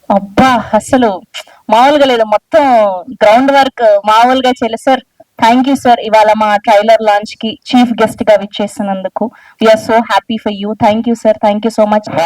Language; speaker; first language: Telugu; native; Telugu